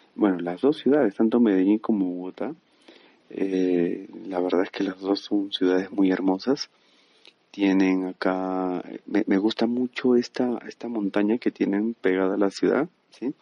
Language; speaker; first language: Spanish; native; Spanish